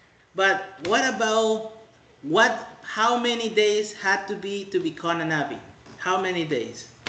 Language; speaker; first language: English; non-native, fluent; Spanish